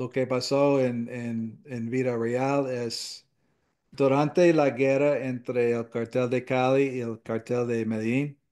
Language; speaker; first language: Spanish; non-native, fluent; English